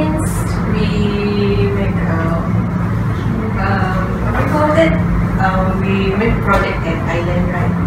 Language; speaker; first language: English; non-native, local second language; Malay